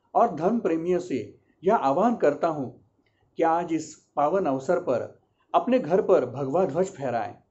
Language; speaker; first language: Hindi; non-native, local second language; Marathi